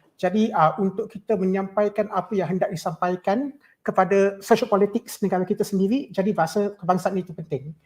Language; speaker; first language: Malay; non-native, local second language; English